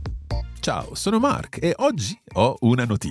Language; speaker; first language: Italian; non-native, fluent; English